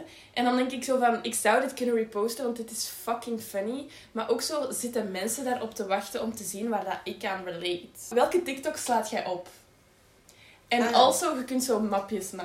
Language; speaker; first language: Dutch; native; Dutch